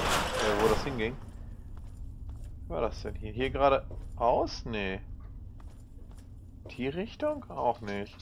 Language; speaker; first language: German; native; German